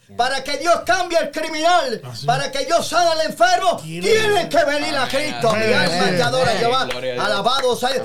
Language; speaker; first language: Spanish; native; Spanish